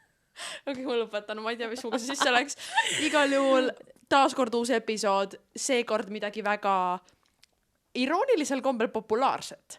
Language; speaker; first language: Estonian; native; Estonian